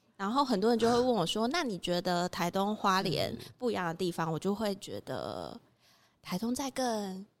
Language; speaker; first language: Chinese; native; Chinese